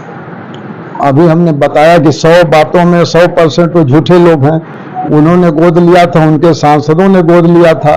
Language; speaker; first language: Hindi; native; Hindi